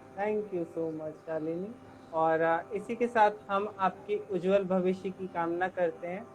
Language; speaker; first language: Hindi; native; Hindi